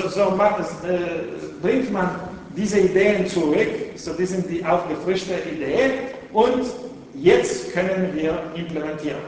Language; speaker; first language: German; non-native, fluent; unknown